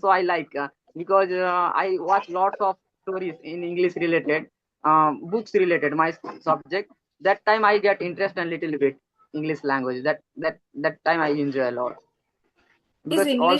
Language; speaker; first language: English; non-native, learner; Odia